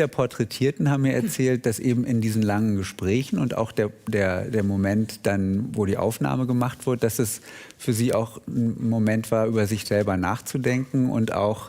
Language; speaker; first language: German; native; German